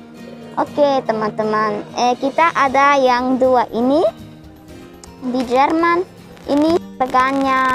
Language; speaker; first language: Indonesian; early bilingual, heritage; German